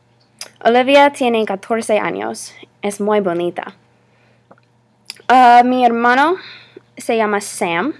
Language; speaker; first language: Spanish; non-native, learner; English